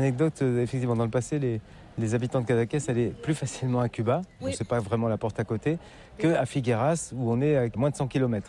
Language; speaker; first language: French; native; French